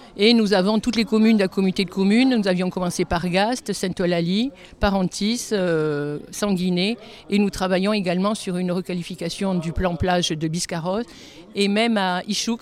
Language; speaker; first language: French; native; French